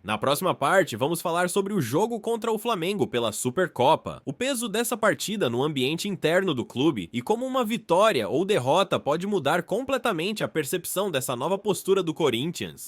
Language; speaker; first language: Portuguese; native; Portuguese